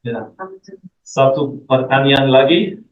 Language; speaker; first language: Indonesian; non-native, learner; English